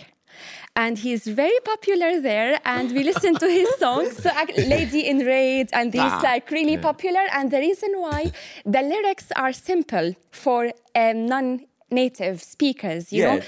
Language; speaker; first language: English; non-native, fluent; Arabic